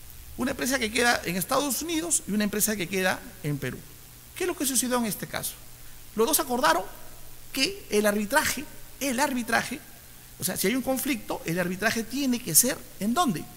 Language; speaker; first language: Spanish; native; Spanish